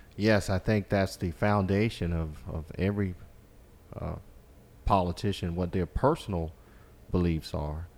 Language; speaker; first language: English; native; English